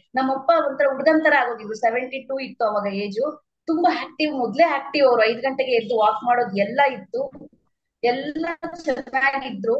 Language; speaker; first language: Kannada; native; Kannada